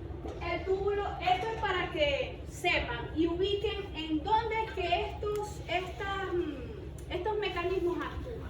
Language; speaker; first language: Spanish; native; Spanish